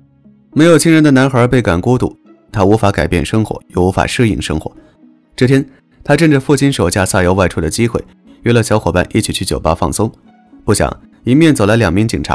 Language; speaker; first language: Chinese; native; Chinese